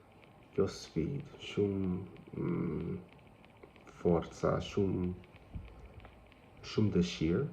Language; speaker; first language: Albanian; non-native, learner; English